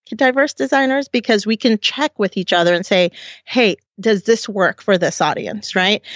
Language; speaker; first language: English; native; English